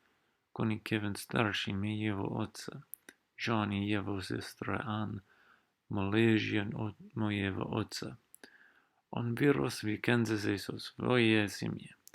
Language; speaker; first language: Russian; non-native, learner; English